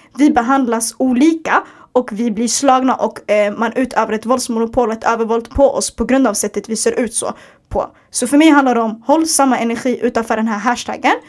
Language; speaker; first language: Swedish; early bilingual, other home language; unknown